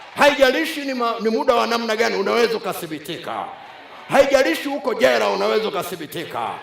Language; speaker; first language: Swahili; native; Swahili